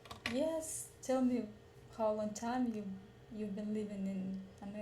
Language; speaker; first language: English; non-native, learner; Russian